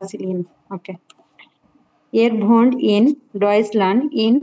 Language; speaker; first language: German; non-native, learner; Bangla